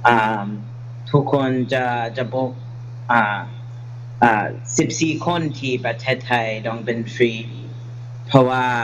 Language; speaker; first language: Thai; non-native, learner; English